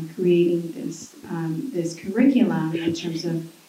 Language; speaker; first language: English; early bilingual, other home language; Spanish